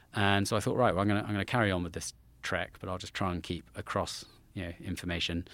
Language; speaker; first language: English; native; English